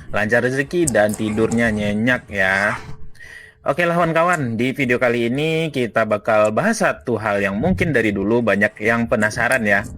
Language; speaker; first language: Indonesian; non-native, local second language; Minangkabau